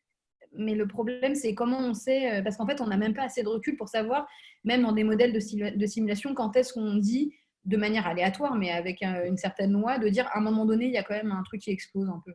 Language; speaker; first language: French; native; French